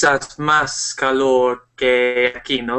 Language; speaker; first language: Spanish; non-native, learner; English